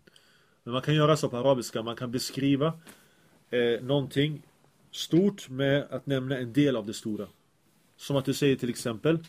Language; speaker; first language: Swedish; early bilingual, other home language; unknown